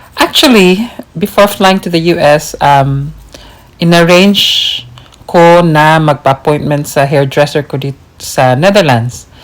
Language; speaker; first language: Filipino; native; Filipino